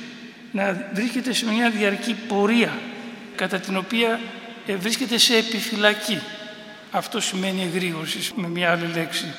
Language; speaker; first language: Greek; native; Greek